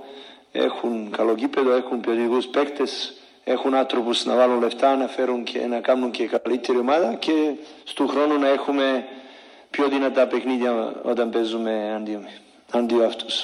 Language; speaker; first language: Greek; non-native, fluent; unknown